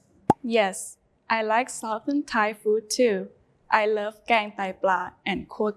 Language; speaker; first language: English; non-native, learner; Thai